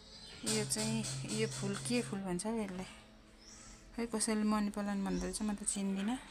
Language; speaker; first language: Nepali; native; Nepali